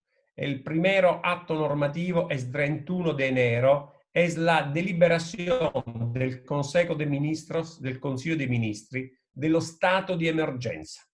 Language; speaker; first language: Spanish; non-native, fluent; Italian